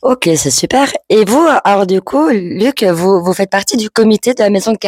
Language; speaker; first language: French; native; French